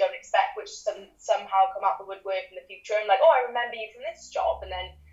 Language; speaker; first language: English; native; English